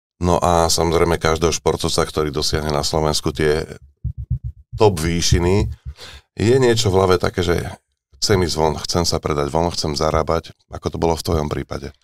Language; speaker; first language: Slovak; native; Slovak